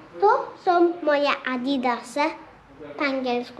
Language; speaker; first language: Polish; early bilingual, heritage; Polish